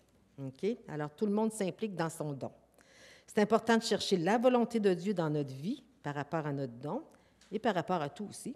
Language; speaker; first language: French; native; French